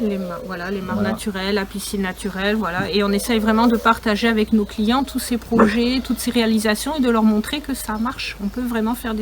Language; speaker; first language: French; native; French